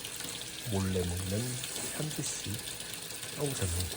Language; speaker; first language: Korean; native; Korean